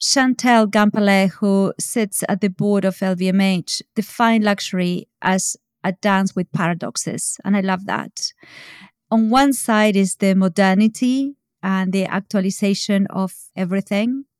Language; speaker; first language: English; non-native, fluent; Spanish